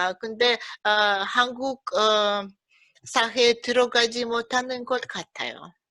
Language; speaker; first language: Korean; early bilingual, heritage; Russian